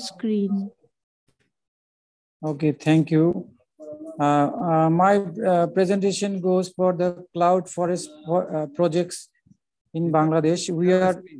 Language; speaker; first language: English; non-native, local second language; Bangla